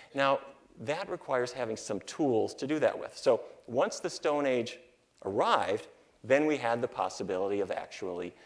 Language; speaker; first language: English; native; English